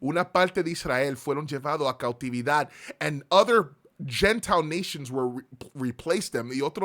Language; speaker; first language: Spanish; early bilingual, heritage; Spanish